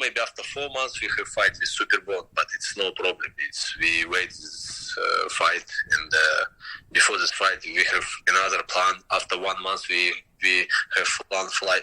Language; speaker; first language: English; non-native, learner; Russian